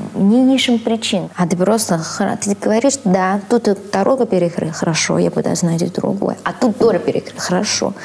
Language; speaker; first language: Russian; non-native, fluent; Chinese